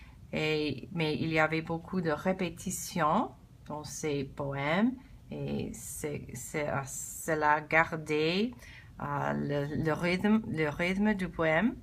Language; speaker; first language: French; non-native, learner; English